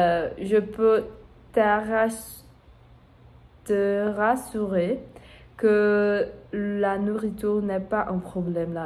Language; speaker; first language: French; non-native, learner; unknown